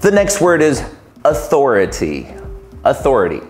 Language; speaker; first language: English; non-native, fluent; Chinese